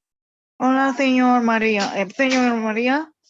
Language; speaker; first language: Spanish; non-native, learner; Indonesian